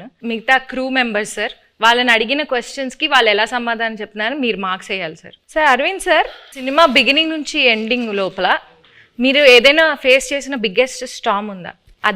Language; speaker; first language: Telugu; native; Telugu